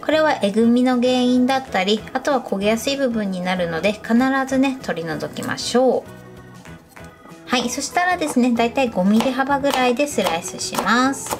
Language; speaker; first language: Japanese; native; Japanese